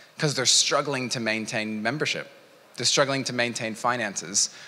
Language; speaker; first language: English; native; English